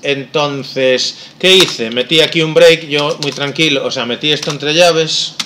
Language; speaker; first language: Spanish; non-native, local second language; Galician